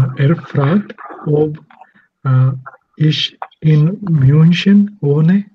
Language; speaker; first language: German; non-native, learner; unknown